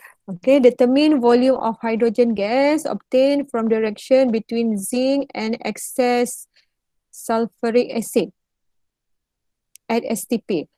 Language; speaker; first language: English; non-native, local second language; Malay